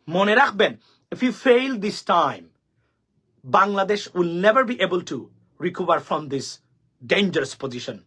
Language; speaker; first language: English; non-native, local second language; Bangla